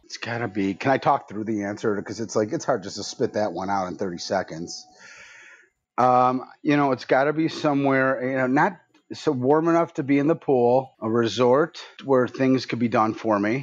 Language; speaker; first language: English; native; English